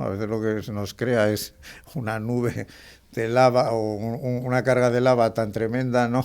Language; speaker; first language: Spanish; native; Spanish